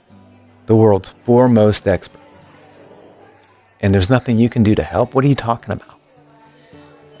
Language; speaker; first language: English; native; English